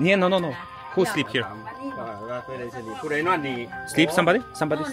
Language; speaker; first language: English; non-native, learner; Polish